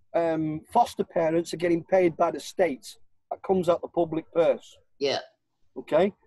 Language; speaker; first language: English; native; English